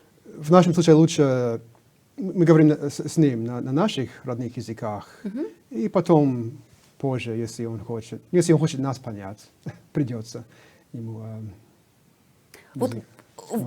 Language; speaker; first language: Russian; non-native, fluent; English